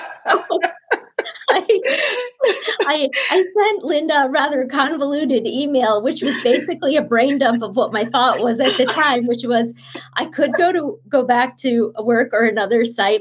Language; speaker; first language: English; early bilingual, other home language; Bangla